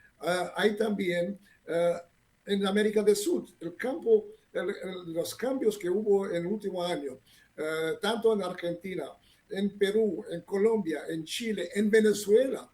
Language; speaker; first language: Spanish; non-native, fluent; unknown